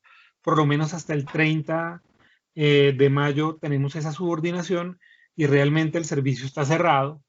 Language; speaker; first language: Spanish; native; Spanish